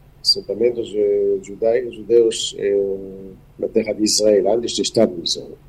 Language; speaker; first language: Portuguese; non-native, fluent; Hebrew